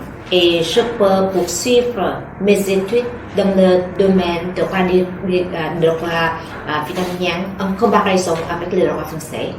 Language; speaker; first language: French; non-native, fluent; Vietnamese